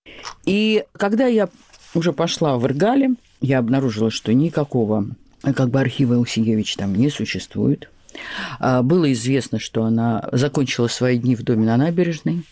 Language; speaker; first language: Russian; native; Russian